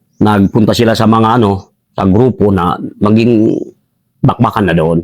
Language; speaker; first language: Filipino; non-native, local second language; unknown